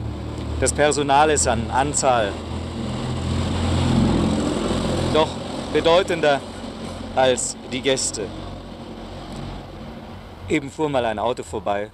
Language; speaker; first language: German; native; German